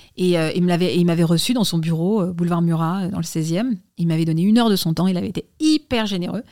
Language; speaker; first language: French; native; French